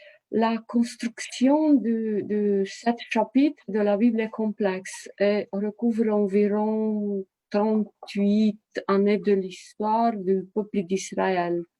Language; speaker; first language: French; non-native, fluent; Romanian